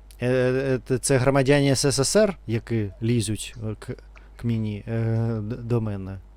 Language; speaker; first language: Ukrainian; non-native, learner; Russian